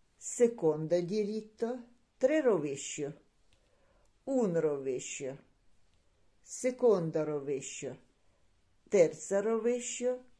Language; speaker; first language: Italian; non-native, learner; Ukrainian